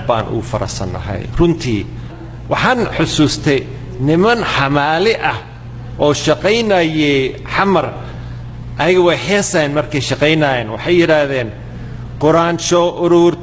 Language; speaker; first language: Somali; non-native, fluent; English